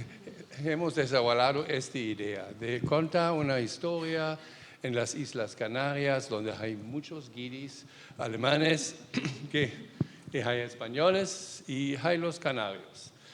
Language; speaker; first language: Spanish; non-native, fluent; German